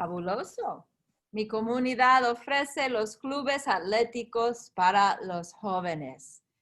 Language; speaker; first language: Spanish; non-native, fluent; English